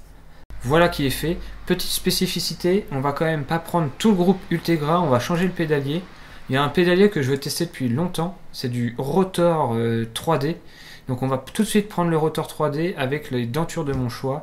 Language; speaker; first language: French; native; French